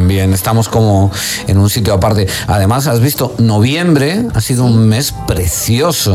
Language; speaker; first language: Spanish; native; Spanish